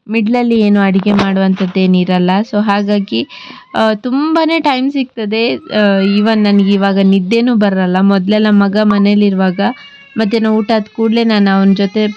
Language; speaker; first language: Kannada; non-native, local second language; Tulu